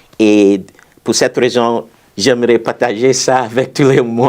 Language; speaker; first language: French; non-native, fluent; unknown